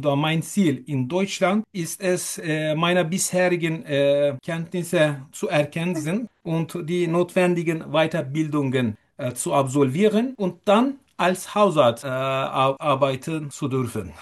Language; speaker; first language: German; non-native, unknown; Turkish